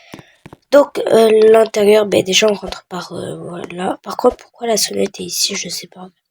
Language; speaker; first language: French; native; French